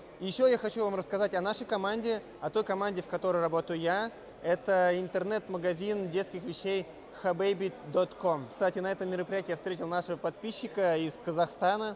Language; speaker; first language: Russian; native; Russian